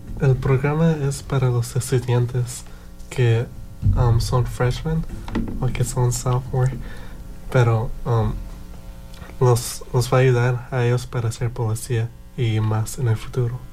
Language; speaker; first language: Spanish; early bilingual, heritage; Spanish